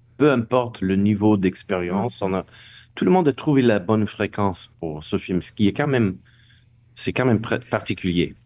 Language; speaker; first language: French; non-native, local second language; English